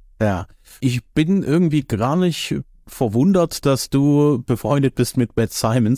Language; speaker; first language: German; native; German